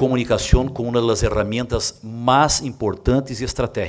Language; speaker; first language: Portuguese; native; Portuguese